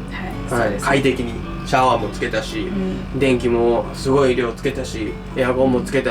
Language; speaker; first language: Japanese; native; Japanese